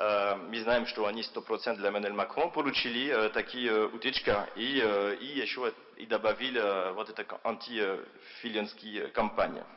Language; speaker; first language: Russian; non-native, fluent; French